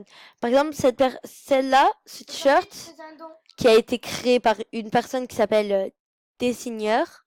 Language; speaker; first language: French; native; French